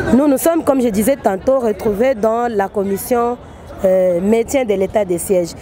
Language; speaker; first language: French; non-native, local second language; Swahili